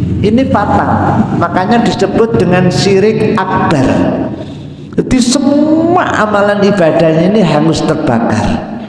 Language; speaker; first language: Indonesian; native; Indonesian